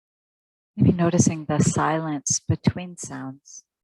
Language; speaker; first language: English; native; English